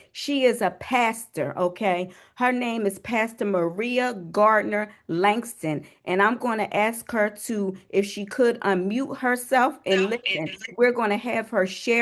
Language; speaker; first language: English; native; English